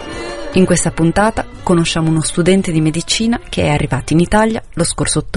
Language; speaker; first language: Italian; native; Italian